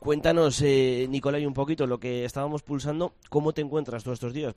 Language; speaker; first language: Spanish; native; Spanish